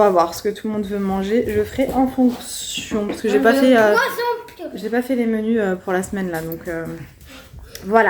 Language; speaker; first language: French; native; French